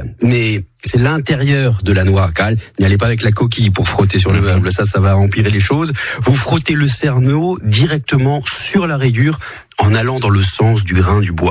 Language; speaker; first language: French; native; French